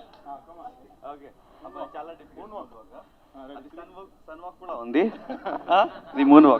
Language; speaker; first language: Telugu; non-native, local second language; Hindi